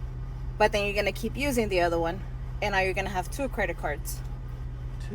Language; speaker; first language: English; native; English